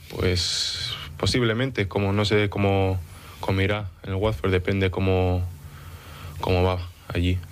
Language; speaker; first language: Spanish; early bilingual, other home language; English